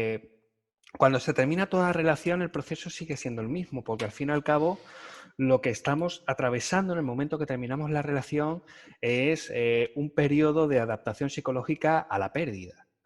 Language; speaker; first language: Spanish; native; Spanish